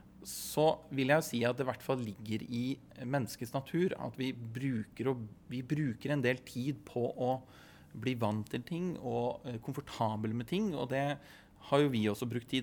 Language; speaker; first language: Norwegian; native; Norwegian